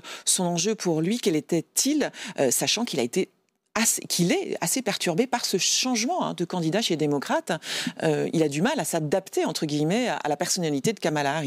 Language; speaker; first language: French; native; French